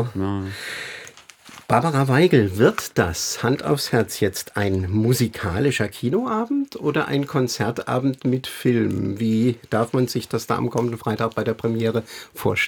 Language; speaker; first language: German; native; German